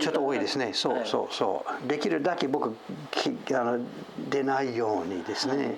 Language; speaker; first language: Japanese; non-native, fluent; English